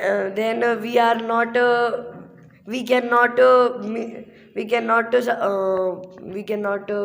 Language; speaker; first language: English; non-native, learner; Hindi